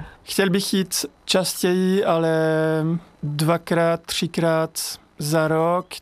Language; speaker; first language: Czech; non-native, fluent; French